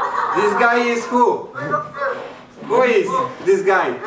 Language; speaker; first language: English; non-native, learner; Polish